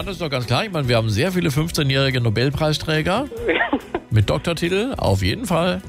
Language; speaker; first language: German; native; German